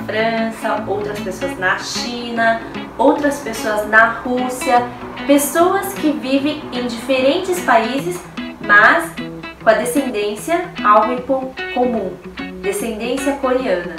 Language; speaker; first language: Portuguese; early bilingual, heritage; Korean